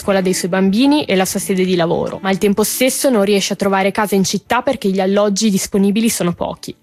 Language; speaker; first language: Italian; native; Italian